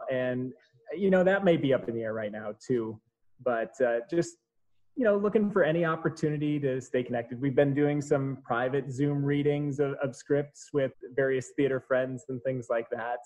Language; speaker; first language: English; native; English